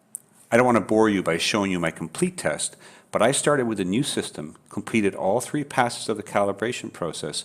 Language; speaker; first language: English; native; English